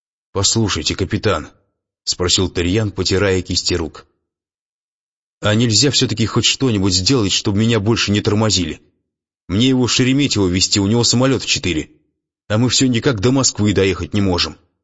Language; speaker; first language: Russian; native; Russian